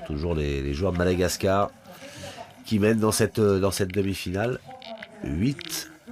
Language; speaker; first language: French; native; French